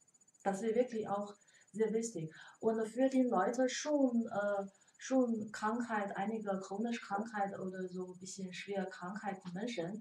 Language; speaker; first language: German; non-native, learner; Chinese